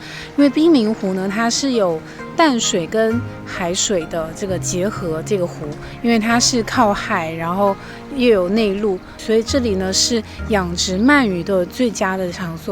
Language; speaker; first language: Chinese; native; Chinese